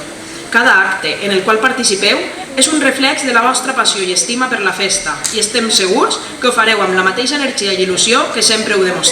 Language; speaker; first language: Catalan; native; Catalan